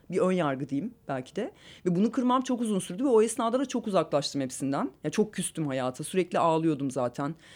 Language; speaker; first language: Turkish; native; Turkish